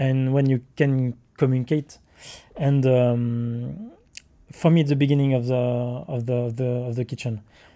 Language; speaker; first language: English; non-native, learner; French